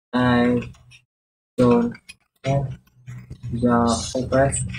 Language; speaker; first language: English; non-native, learner; Vietnamese